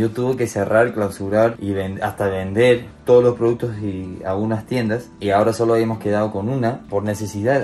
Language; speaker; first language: Spanish; non-native, fluent; English